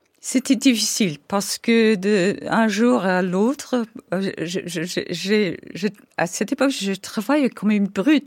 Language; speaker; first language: French; non-native, fluent; English